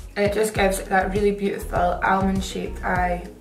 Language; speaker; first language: English; native; English